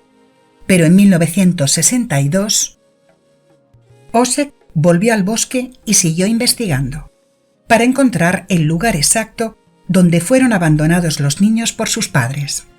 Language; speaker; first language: Spanish; native; Spanish